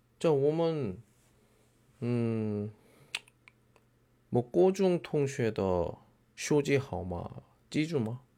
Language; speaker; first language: Chinese; non-native, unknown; Korean